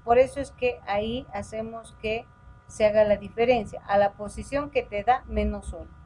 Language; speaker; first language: Spanish; native; Spanish